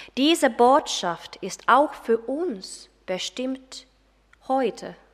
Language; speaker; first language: German; non-native, fluent; Finnish